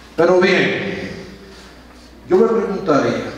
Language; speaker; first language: Spanish; native; Spanish